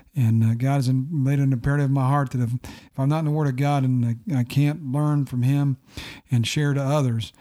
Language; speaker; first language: English; native; English